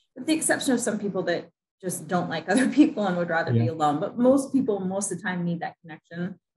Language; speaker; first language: English; native; English